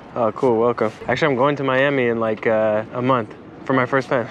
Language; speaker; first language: English; native; English